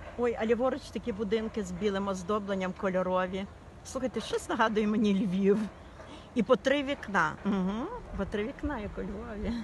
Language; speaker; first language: Ukrainian; native; Ukrainian